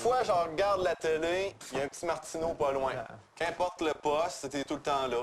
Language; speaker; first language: French; native; French